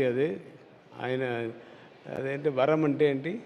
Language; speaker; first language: Telugu; non-native, learner; Tamil